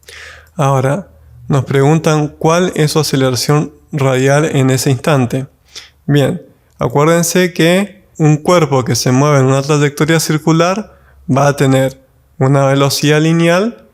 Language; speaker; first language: Spanish; native; Spanish